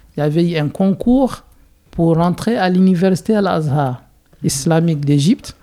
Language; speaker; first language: French; non-native, local second language; Hausa